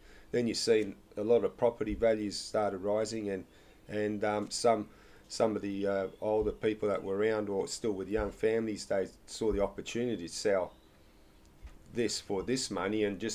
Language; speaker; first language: English; non-native, local second language; Croatian